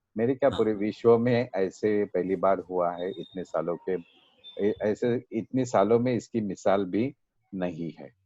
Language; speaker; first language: Hindi; non-native, local second language; Marathi